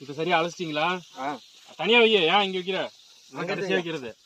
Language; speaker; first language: Tamil; native; Tamil